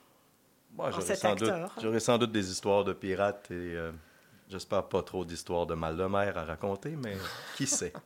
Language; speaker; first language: French; native; French